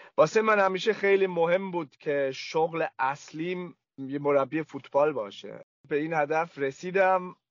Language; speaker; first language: Persian; early bilingual, heritage; Persian